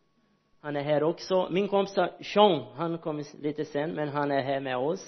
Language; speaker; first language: Swedish; non-native, learner; Portuguese